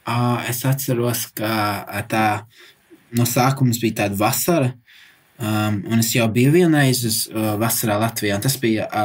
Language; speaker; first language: Latvian; early bilingual, heritage; English